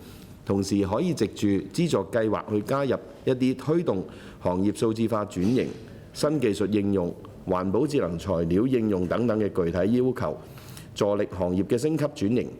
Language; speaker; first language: Cantonese; native; Cantonese